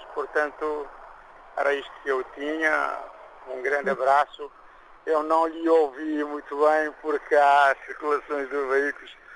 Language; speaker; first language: Portuguese; non-native, local second language; Kabuverdianu